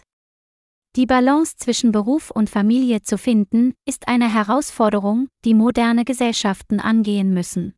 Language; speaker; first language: German; non-native, learner; Vietnamese